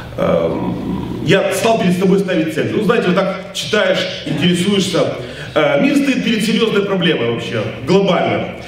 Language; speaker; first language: Russian; native; Russian